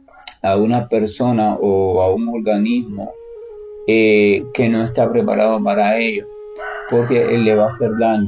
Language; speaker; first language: Spanish; native; Spanish